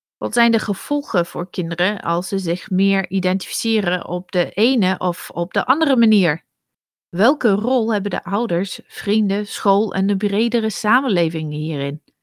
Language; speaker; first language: Dutch; non-native, fluent; English